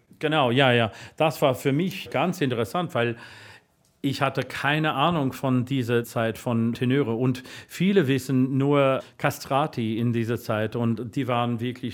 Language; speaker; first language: German; non-native, fluent; English